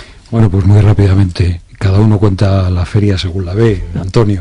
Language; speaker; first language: Spanish; native; Spanish